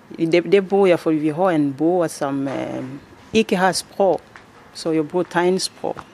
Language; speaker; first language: Danish; non-native, learner; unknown